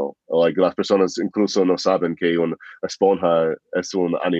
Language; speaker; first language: Spanish; non-native, fluent; English